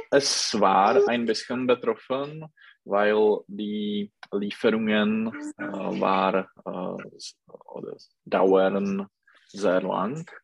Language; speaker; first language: German; non-native, learner; Czech